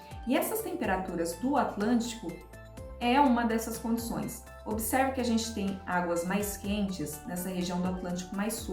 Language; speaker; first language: Portuguese; native; Portuguese